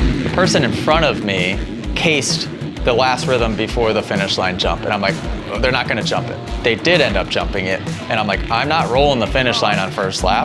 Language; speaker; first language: English; native; English